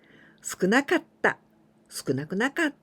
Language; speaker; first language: Japanese; non-native, fluent; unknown